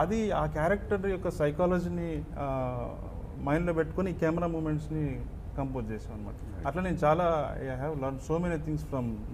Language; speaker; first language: Telugu; native; Telugu